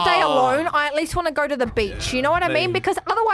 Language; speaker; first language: English; native; English